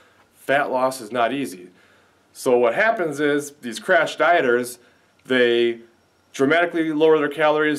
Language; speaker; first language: English; native; English